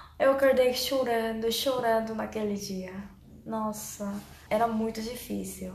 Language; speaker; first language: Portuguese; non-native, learner; Korean